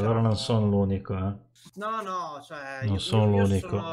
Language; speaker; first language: Italian; native; Italian